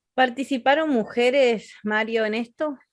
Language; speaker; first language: Spanish; native; Spanish